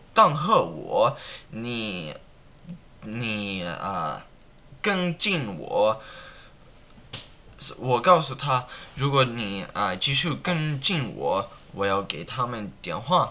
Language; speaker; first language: Chinese; non-native, learner; English